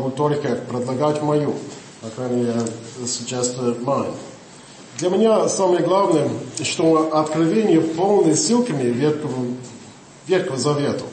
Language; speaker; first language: Russian; non-native, learner; English